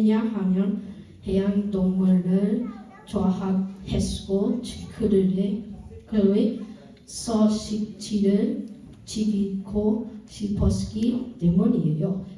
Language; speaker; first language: Korean; early bilingual, heritage; English